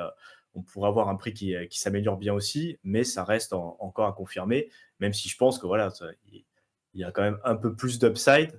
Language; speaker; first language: French; native; French